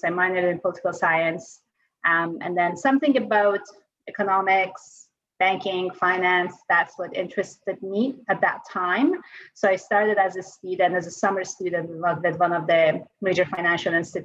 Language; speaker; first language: English; non-native, fluent; Persian